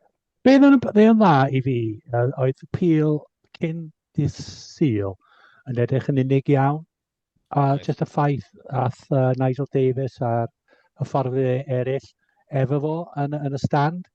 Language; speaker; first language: Welsh; native; Welsh